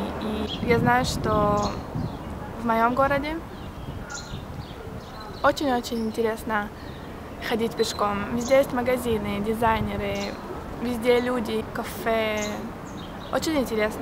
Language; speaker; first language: Russian; early bilingual, heritage; Russian